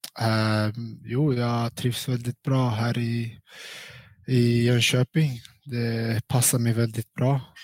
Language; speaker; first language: Swedish; early bilingual, other home language; Central Kurdish